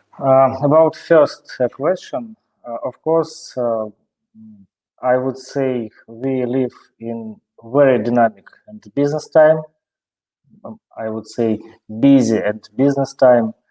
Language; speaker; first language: English; non-native, learner; Russian